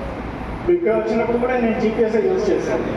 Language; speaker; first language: Telugu; non-native, fluent; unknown